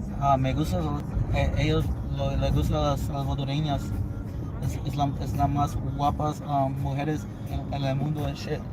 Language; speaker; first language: Spanish; early bilingual, heritage; English